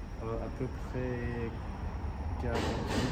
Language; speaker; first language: French; non-native, fluent; Japanese